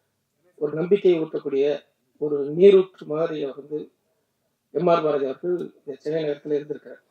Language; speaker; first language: Tamil; native; Tamil